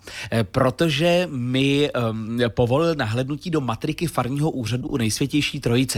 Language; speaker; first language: Czech; native; Czech